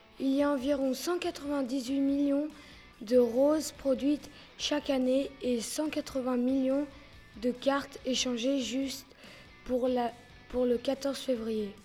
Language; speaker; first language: French; early bilingual, heritage; French